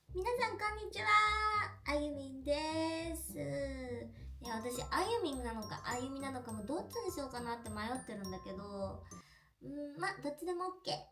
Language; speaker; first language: Japanese; native; Japanese